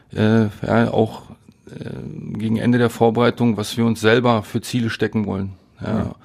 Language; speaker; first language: German; native; German